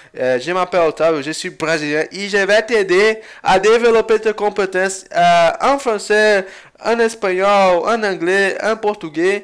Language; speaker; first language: French; non-native, learner; Portuguese